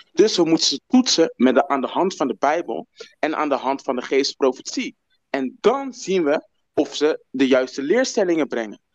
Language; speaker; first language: Dutch; non-native, local second language; Papiamento